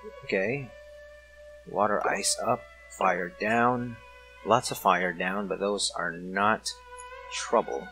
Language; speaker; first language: English; native; English